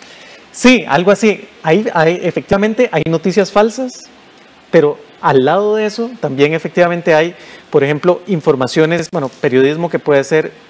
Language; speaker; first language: Spanish; native; Spanish